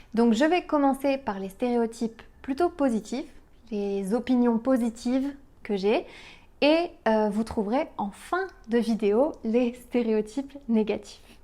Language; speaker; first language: French; native; French